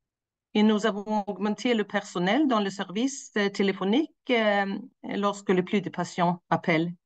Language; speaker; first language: French; non-native, fluent; Swedish